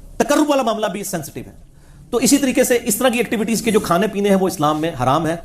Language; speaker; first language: Urdu; non-native, local second language; Punjabi